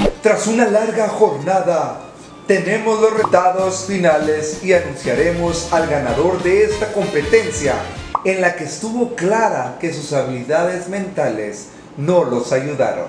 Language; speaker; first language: Spanish; native; Spanish